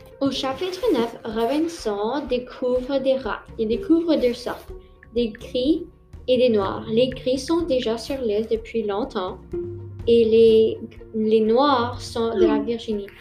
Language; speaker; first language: French; non-native, local second language; English